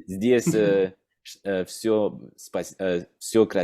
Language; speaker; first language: Russian; non-native, learner; English